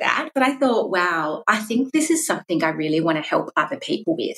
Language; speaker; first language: English; native; English